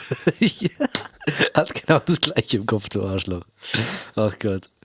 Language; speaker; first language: German; native; German